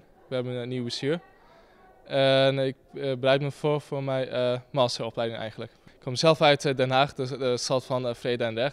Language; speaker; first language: Dutch; early bilingual, other home language; Turkish